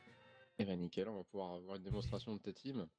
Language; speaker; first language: French; native; French